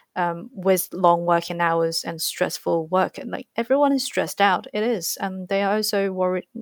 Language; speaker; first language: English; non-native, fluent; Chinese